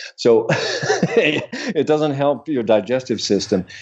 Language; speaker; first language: English; non-native, fluent; Swedish